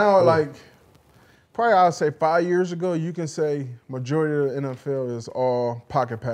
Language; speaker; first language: English; native; English